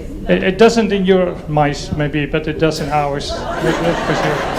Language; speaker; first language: English; non-native, fluent; Dutch